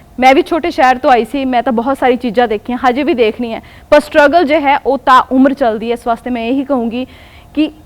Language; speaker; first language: Punjabi; non-native, local second language; Hindi